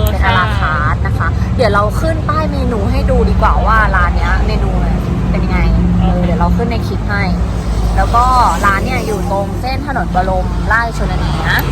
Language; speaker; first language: Thai; native; Thai